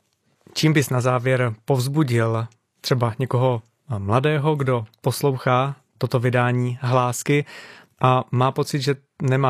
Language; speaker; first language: Czech; native; Czech